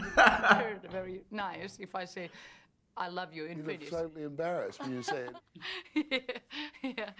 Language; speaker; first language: English; non-native, fluent; Finnish